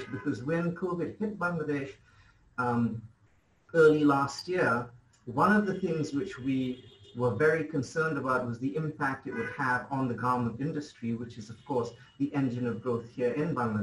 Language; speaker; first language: English; non-native, local second language; Bangla